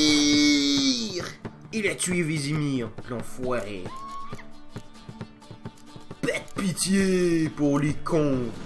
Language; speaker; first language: French; native; French